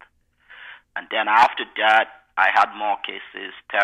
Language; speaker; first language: English; non-native, local second language; Igbo